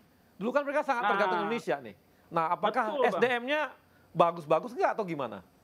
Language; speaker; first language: Indonesian; native; Indonesian